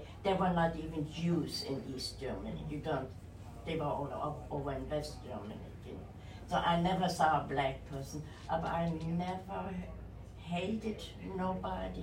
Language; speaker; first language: English; non-native, fluent; German